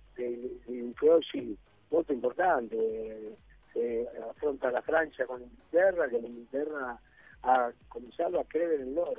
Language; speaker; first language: Italian; non-native, fluent; Spanish